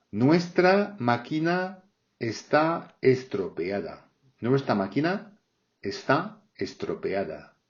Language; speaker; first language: Spanish; non-native, fluent; French